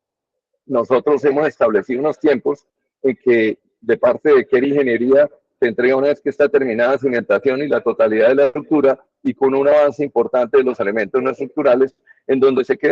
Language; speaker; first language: Spanish; native; Spanish